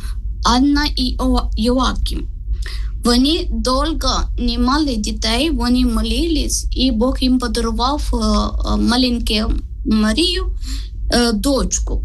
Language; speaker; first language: Ukrainian; non-native, learner; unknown